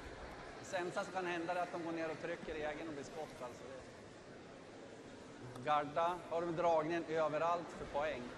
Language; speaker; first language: Swedish; native; Swedish